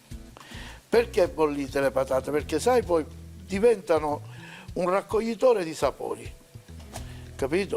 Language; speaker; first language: Italian; native; Italian